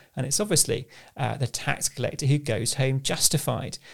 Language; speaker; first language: English; native; English